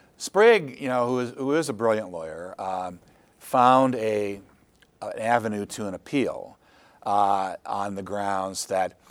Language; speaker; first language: English; native; English